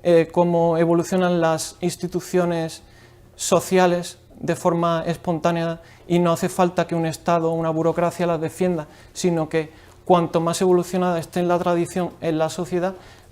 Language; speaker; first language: Spanish; native; Spanish